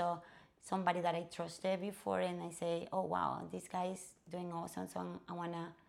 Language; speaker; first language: English; non-native, fluent; Spanish